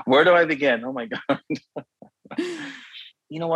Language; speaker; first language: English; native; English